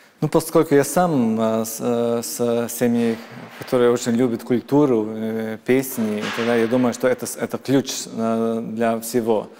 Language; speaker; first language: Russian; non-native, local second language; Latvian